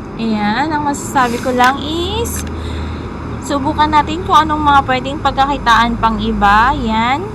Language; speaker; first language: Filipino; native; Filipino